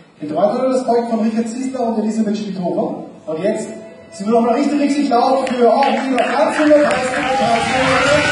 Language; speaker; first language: German; native; German